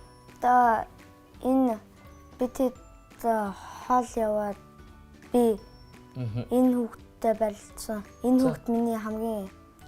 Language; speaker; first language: Mongolian; early bilingual, heritage; Mongolian